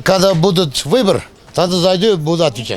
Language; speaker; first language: Russian; non-native, local second language; Kyrgyz